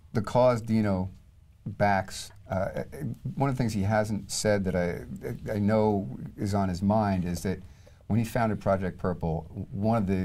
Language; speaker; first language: English; native; English